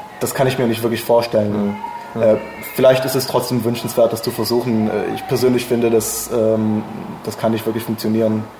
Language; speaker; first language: German; non-native, fluent; English